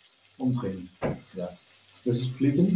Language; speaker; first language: German; non-native, learner; Spanish